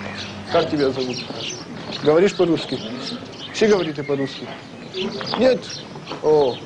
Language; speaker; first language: Russian; non-native, learner; French